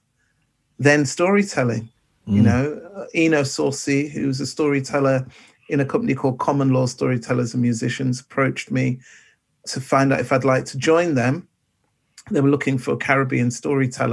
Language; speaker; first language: English; native; English